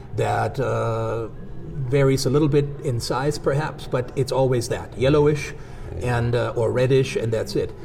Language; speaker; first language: English; non-native, fluent; German